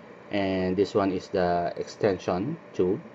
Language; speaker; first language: English; non-native, local second language; Filipino